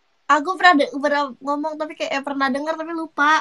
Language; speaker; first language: Indonesian; native; Indonesian